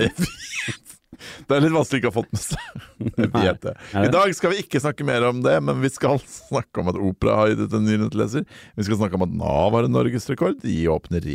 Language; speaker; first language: Norwegian; native; Norwegian